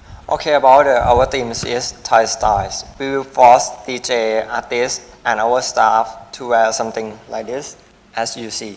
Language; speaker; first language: English; non-native, learner; Thai